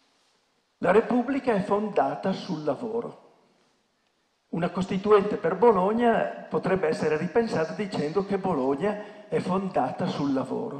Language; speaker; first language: Italian; native; Italian